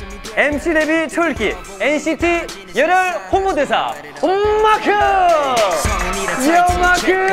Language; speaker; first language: Korean; native; Korean